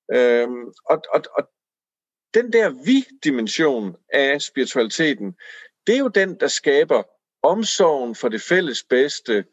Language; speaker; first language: Danish; native; Danish